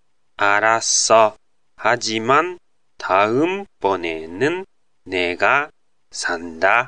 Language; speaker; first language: Korean; non-native, learner; Japanese